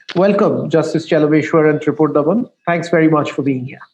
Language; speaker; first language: English; non-native, local second language; Bangla